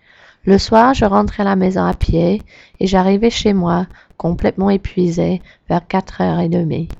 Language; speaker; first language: French; non-native, learner; English